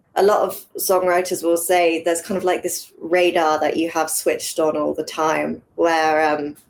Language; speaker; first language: English; native; English